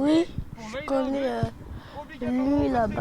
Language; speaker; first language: French; early bilingual, other home language; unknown